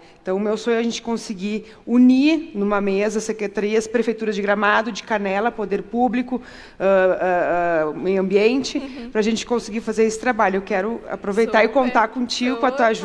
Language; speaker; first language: Portuguese; native; Portuguese